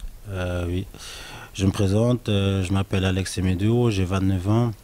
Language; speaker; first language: French; non-native, local second language; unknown